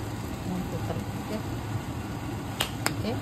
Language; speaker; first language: English; non-native, learner; Filipino